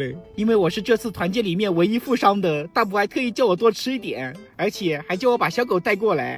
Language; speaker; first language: Chinese; native; Chinese